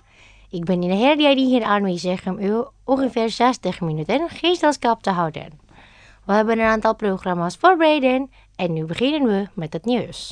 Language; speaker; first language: Dutch; non-native, fluent; Indonesian